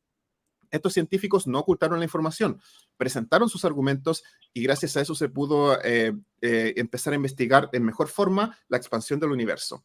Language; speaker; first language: Spanish; native; Spanish